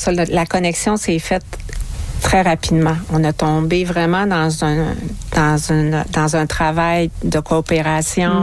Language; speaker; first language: French; native; French